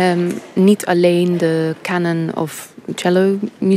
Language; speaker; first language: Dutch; early bilingual, heritage; English